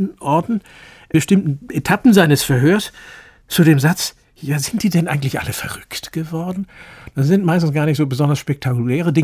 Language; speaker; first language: German; native; German